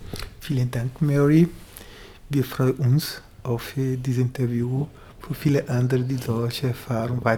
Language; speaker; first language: German; non-native, fluent; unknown